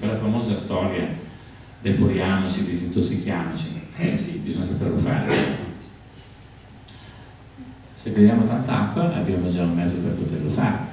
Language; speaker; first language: Italian; native; Italian